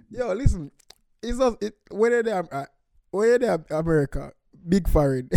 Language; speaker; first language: English; non-native, local second language; Jamaican Creole English